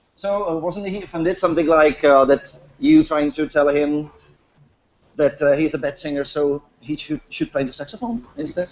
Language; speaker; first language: English; non-native, fluent; Czech